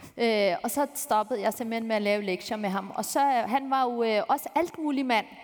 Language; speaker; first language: Danish; early bilingual, other home language; Turkish